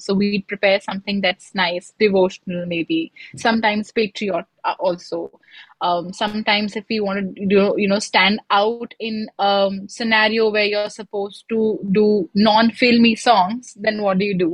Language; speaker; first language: English; non-native, local second language; Hindi